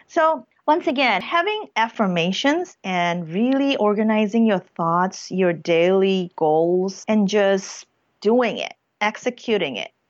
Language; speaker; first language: English; early bilingual, other home language; Korean